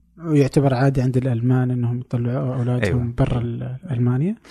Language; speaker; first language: Arabic; native; Arabic